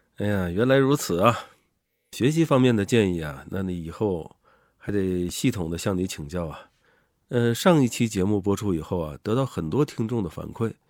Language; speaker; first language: Chinese; native; Chinese